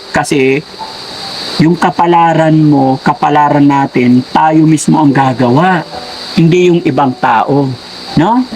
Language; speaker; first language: Filipino; native; Filipino